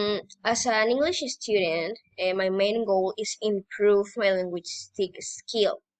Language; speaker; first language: English; non-native, learner; Spanish